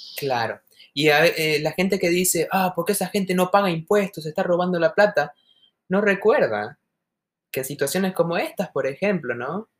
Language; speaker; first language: Spanish; native; Spanish